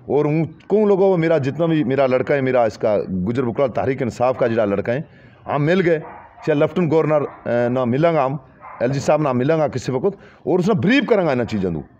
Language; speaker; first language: Hindi; non-native, local second language; Gujari